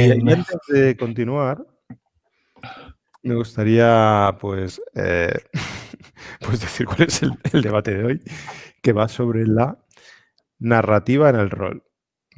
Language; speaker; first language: Spanish; native; Spanish